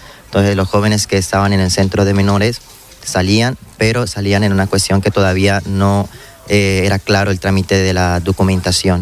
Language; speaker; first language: Spanish; native; Spanish